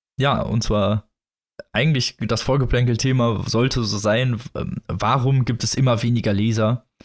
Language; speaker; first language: German; native; German